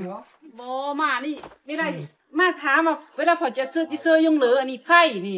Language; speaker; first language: Chinese; non-native, learner; Lao